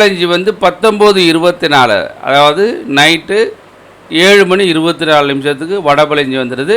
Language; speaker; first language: Tamil; native; Tamil